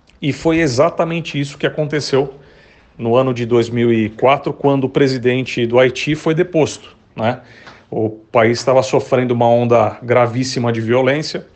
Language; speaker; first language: Portuguese; native; Portuguese